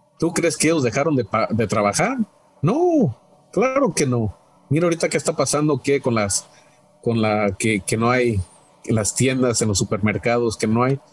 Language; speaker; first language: Spanish; native; Spanish